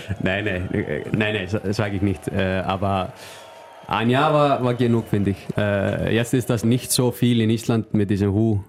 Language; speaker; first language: German; non-native, learner; Icelandic